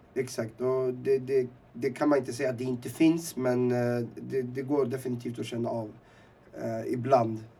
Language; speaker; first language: Swedish; early bilingual, other home language; Arabic